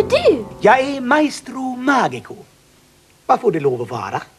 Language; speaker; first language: Swedish; native; Swedish